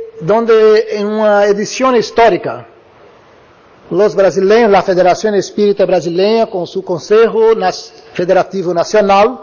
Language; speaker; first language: Spanish; non-native, learner; Portuguese